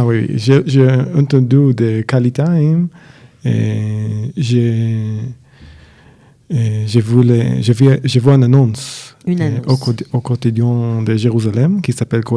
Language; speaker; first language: French; non-native, learner; Hebrew